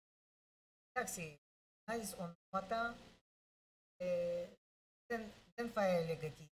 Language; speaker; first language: Greek; non-native, learner; Russian